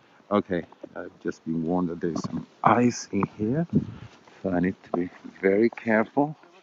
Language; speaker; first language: English; non-native, fluent; Spanish